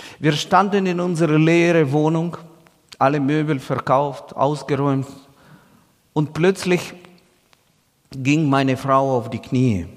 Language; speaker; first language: German; non-native, fluent; Russian